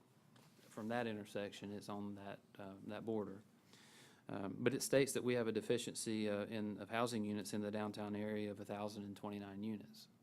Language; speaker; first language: English; native; English